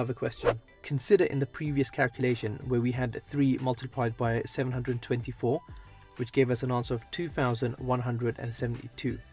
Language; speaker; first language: English; native; English